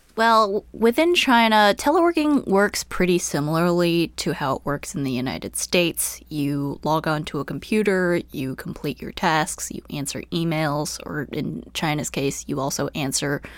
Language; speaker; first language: English; early bilingual, other home language; Chinese